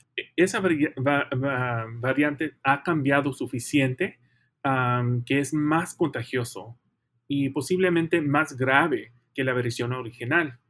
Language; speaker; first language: Spanish; early bilingual, heritage; Spanish